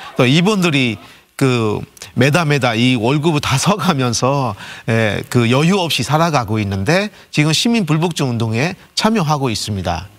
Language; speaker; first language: Korean; non-native, fluent; Burmese